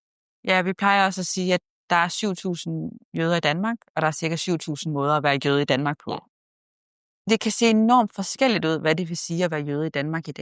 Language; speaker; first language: Danish; native; Danish